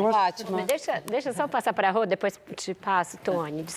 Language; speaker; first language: Portuguese; native; Portuguese